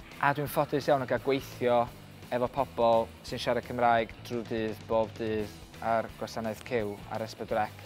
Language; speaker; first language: Welsh; native; Welsh